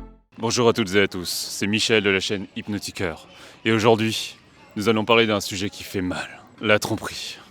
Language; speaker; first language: French; native; French